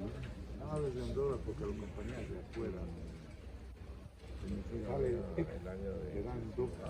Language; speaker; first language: Spanish; non-native, fluent; Hebrew